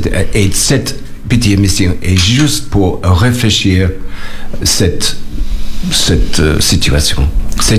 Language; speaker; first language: French; non-native, learner; English